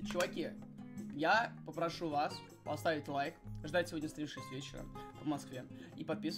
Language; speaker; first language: Russian; native; Russian